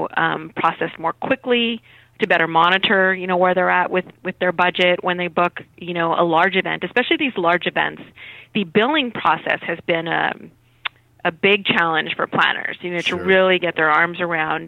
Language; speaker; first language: English; native; English